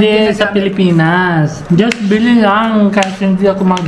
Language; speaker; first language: Filipino; non-native, learner; Punjabi